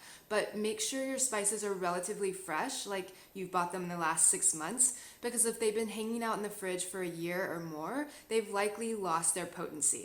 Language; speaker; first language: English; native; English